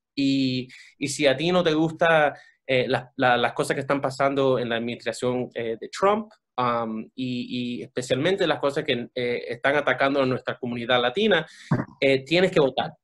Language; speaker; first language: Spanish; early bilingual, other home language; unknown